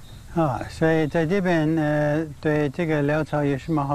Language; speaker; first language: Chinese; non-native, learner; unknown